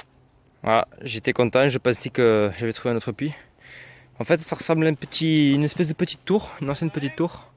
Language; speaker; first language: French; native; French